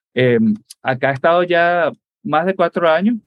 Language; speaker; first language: Spanish; native; Spanish